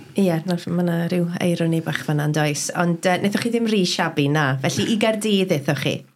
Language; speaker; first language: Welsh; native; Welsh